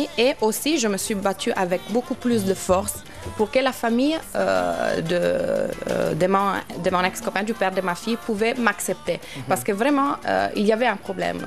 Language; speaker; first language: French; non-native, fluent; Italian